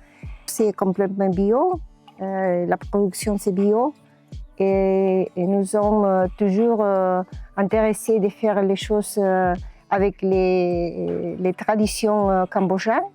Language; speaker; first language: French; non-native, learner; Spanish